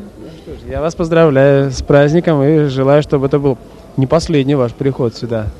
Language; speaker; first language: Russian; native; Russian